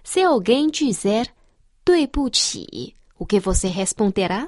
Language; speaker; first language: Portuguese; non-native, fluent; Chinese